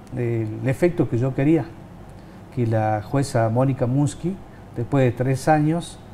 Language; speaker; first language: Spanish; native; Spanish